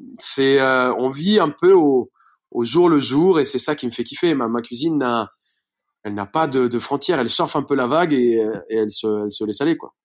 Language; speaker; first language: French; non-native, fluent; Spanish